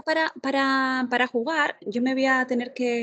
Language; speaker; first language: Spanish; native; Spanish